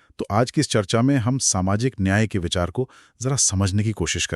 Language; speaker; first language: Hindi; native; Hindi